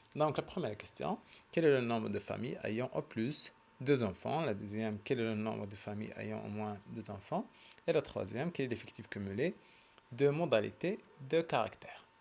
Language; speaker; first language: French; non-native, local second language; Arabic